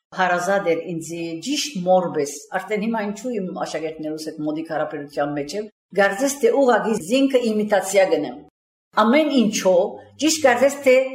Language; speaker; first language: Armenian; early bilingual, heritage; Armenian